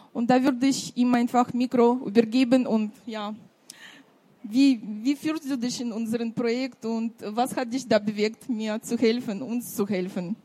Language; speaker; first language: German; non-native, fluent; Russian